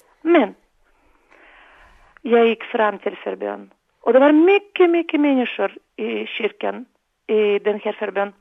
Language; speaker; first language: Swedish; non-native, learner; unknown